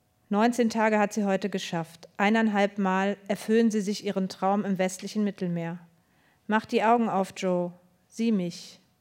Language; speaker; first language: German; native; German